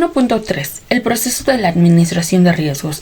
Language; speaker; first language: Spanish; native; Spanish